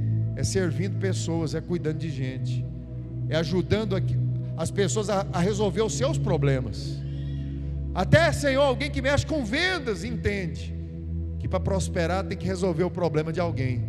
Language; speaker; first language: Portuguese; native; Portuguese